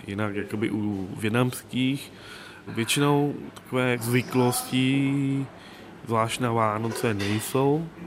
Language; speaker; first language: Czech; non-native, fluent; Vietnamese